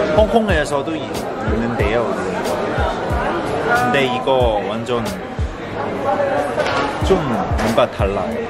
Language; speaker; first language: Korean; non-native, learner; Cantonese